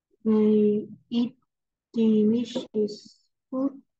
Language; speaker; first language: English; non-native, learner; Vietnamese